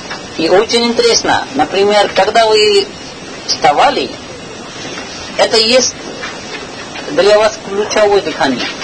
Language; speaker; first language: Russian; non-native, learner; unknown